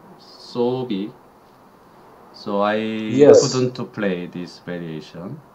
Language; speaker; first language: English; non-native, learner; Korean